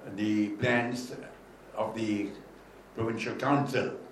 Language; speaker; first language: English; non-native, local second language; Tamil